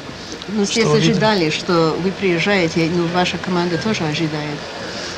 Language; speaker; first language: Russian; non-native, fluent; English